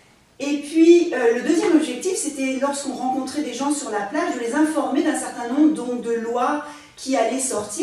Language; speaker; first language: French; native; French